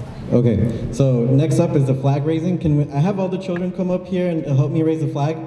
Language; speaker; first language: English; early bilingual, other home language; Spanish